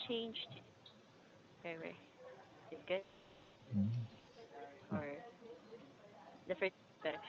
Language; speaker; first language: English; non-native, fluent; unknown